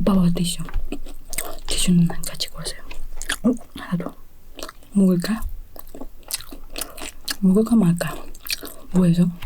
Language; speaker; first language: Korean; non-native, fluent; Indonesian